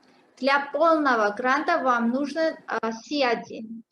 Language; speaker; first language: Russian; non-native, fluent; Georgian